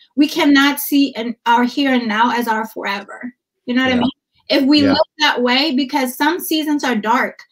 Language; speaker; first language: English; non-native, fluent; Amharic